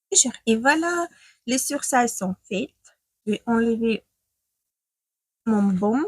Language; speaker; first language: French; non-native, fluent; Ukrainian